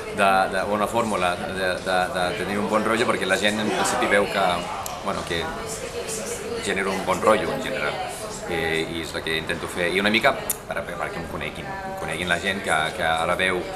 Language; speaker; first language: Catalan; non-native, fluent; Icelandic